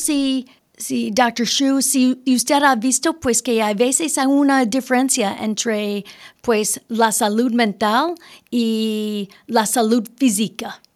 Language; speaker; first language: Spanish; early bilingual, heritage; Spanish